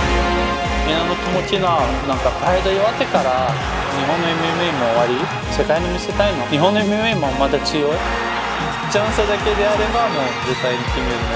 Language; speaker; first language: Japanese; non-native, learner; Portuguese